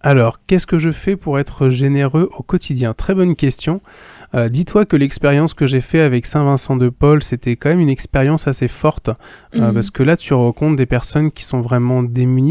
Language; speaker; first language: French; native; French